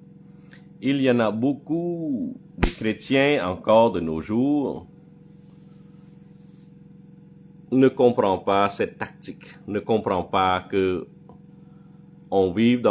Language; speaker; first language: French; non-native, fluent; Khmer